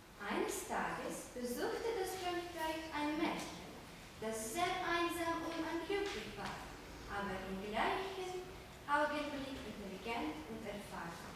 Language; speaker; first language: German; non-native, learner; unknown